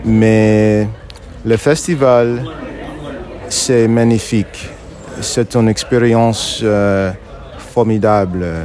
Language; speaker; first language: French; non-native, learner; English